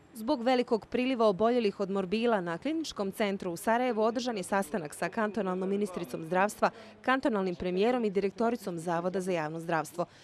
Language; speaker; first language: Croatian; native; Croatian